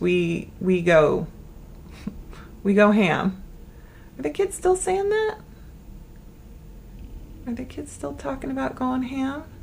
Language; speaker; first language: English; native; English